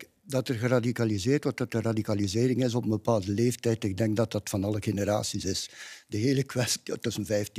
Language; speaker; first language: Dutch; native; Dutch